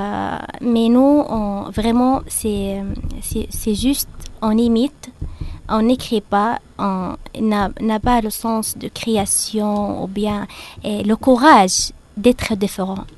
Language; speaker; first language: French; non-native, fluent; Arabic